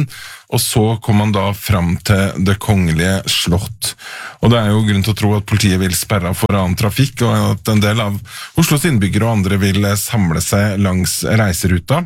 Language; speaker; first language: Norwegian; native; Norwegian